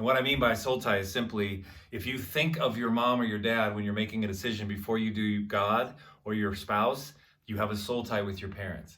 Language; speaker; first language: English; native; English